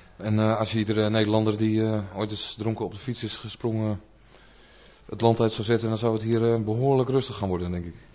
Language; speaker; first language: Dutch; native; Dutch